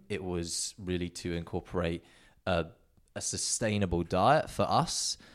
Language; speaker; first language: English; native; English